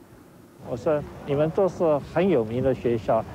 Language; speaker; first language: Chinese; non-native, local second language; Wu Chinese